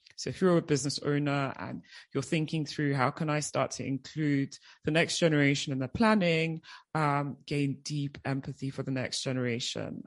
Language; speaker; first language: English; native; English